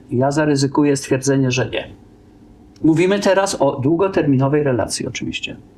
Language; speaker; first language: Polish; native; Polish